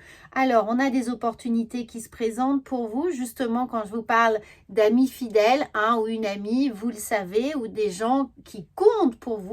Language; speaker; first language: French; native; French